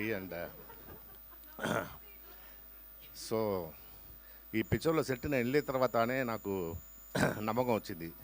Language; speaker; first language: Telugu; non-native, local second language; Tamil